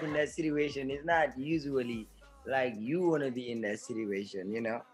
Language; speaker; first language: English; non-native, local second language; Mandingo